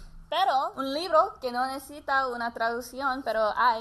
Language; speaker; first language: Spanish; non-native, learner; English